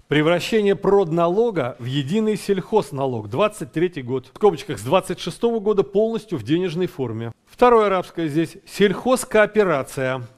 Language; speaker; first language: Russian; native; Russian